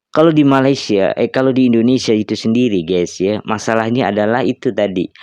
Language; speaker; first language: Indonesian; native; Indonesian